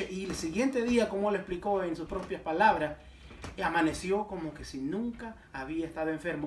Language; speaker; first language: Spanish; native; Spanish